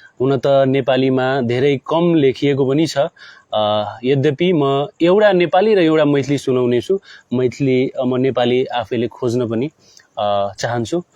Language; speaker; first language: Nepali; non-native, local second language; Maithili